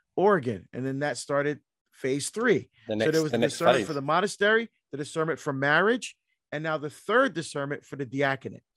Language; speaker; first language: English; native; English